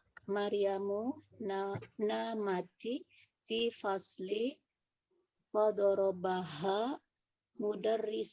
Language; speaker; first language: Arabic; non-native, learner; Indonesian